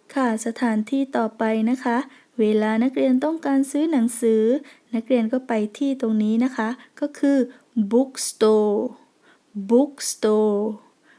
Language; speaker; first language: Thai; native; Thai